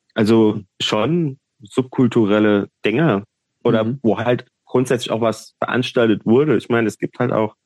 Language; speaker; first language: German; native; German